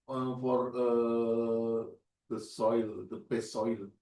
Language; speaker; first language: English; non-native, learner; Indonesian